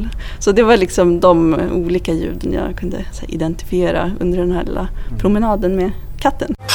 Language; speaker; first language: Swedish; native; Swedish